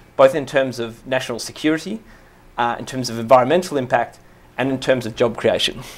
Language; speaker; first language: English; native; English